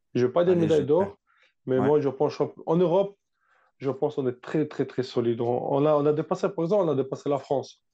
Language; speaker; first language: French; non-native, fluent; Russian